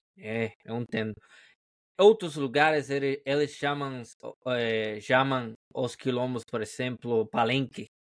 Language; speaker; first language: Portuguese; non-native, learner; Spanish